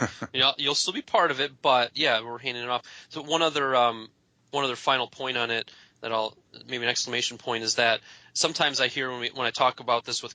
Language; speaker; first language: English; native; English